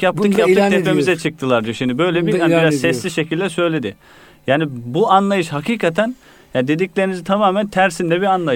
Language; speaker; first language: Turkish; native; Turkish